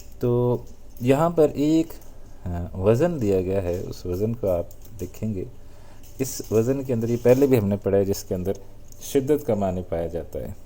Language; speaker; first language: Urdu; native; Urdu